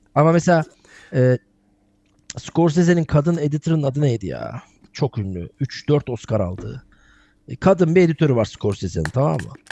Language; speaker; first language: Turkish; native; Turkish